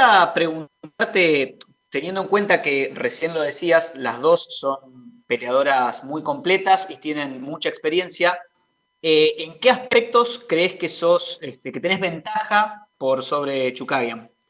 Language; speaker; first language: Spanish; native; Spanish